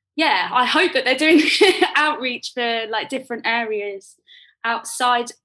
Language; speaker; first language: English; native; English